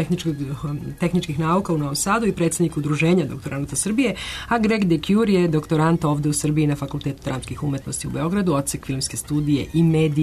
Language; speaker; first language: Serbian; native; Serbian